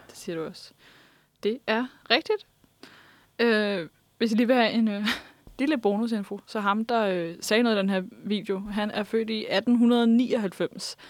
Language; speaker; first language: Danish; native; Danish